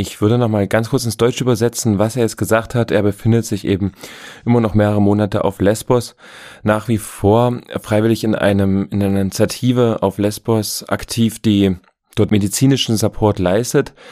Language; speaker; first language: German; native; German